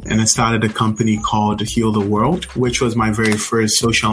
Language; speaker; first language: English; non-native, local second language; Akan